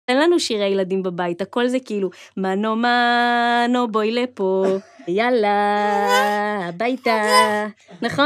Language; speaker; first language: Hebrew; native; Hebrew